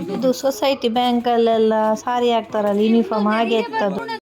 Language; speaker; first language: Kannada; non-native, local second language; Tulu